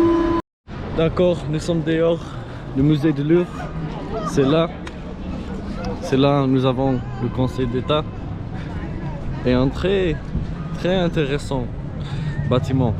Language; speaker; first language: French; non-native, learner; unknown